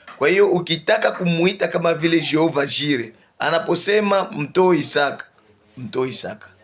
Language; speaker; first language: Swahili; native; Swahili